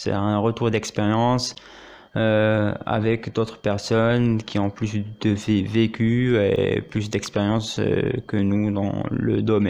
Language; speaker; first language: French; non-native, local second language; Arabic